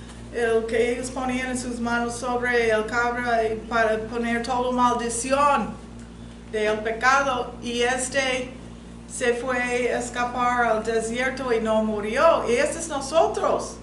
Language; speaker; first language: Spanish; non-native, fluent; English